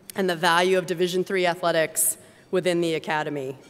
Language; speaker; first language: English; native; English